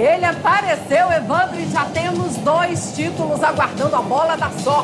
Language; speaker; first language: Portuguese; native; Portuguese